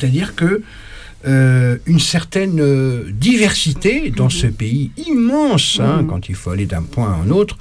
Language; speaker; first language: French; native; French